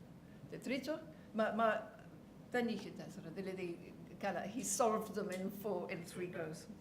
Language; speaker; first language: Greek; non-native, learner; English